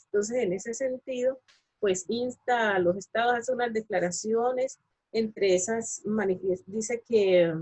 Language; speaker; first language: Spanish; native; Spanish